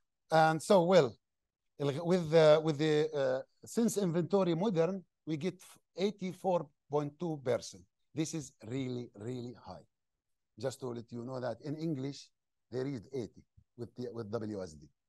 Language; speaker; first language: English; non-native, fluent; Arabic